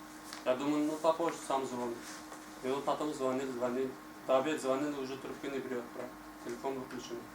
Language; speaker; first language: Russian; non-native, learner; Tajik